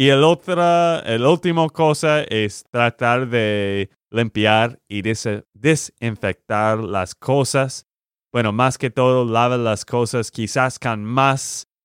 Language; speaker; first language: Spanish; non-native, learner; English